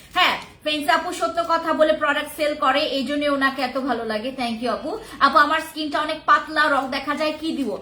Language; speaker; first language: Bangla; non-native, local second language; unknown